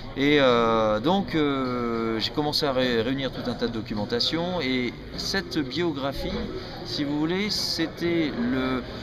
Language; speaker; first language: French; native; French